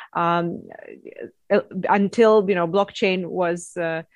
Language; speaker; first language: English; non-native, fluent; Russian